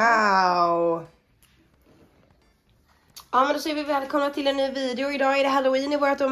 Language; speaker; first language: Swedish; native; Swedish